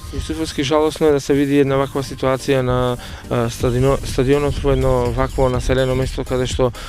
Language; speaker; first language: Macedonian; native; Macedonian